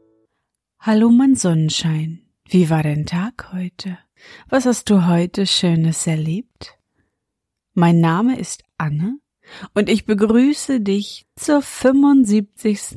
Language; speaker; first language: German; native; German